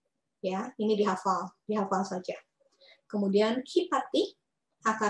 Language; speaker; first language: Indonesian; native; Indonesian